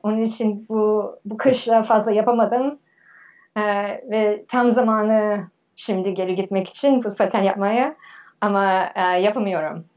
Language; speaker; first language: Turkish; early bilingual, heritage; Turkish